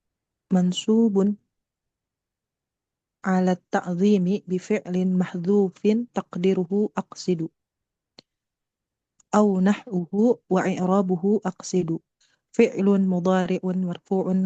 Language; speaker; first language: Arabic; non-native, learner; Indonesian